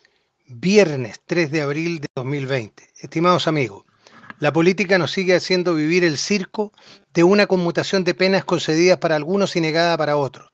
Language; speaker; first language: Spanish; native; Spanish